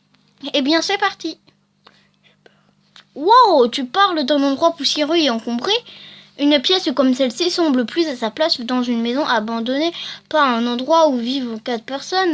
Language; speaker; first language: French; native; French